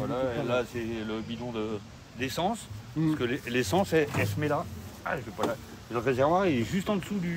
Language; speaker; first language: French; native; French